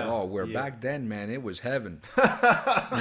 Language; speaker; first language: English; early bilingual, other home language; Spanish